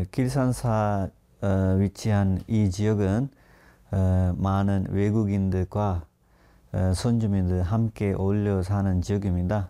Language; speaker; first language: Korean; non-native, fluent; Sinhala